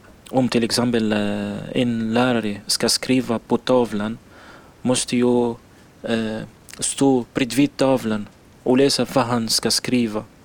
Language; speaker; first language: Swedish; non-native, learner; Arabic